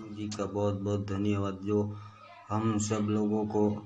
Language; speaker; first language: Hindi; non-native, local second language; Gujarati